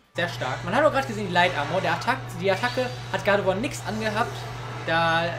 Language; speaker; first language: German; native; German